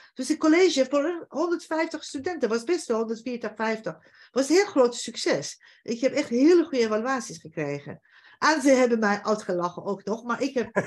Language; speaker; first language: Dutch; non-native, fluent; Persian